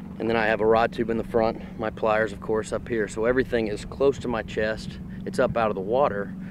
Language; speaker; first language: English; native; English